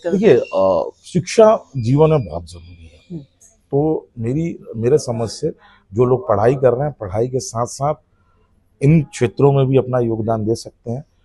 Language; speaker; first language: Hindi; native; Hindi